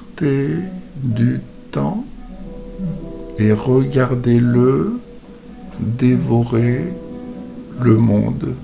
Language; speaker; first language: French; native; French